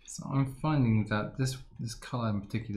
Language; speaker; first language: English; native; English